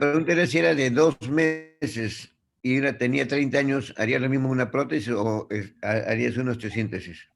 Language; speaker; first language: Spanish; native; Spanish